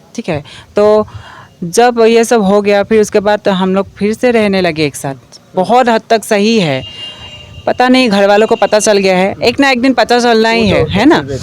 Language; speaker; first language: Hindi; non-native, local second language; Assamese